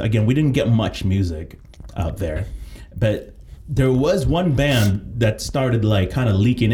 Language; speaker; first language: English; early bilingual, other home language; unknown